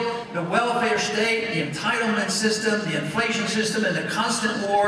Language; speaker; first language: English; native; English